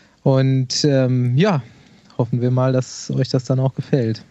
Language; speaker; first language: German; native; German